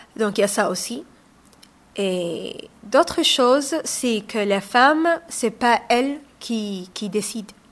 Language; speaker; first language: French; non-native, learner; Somali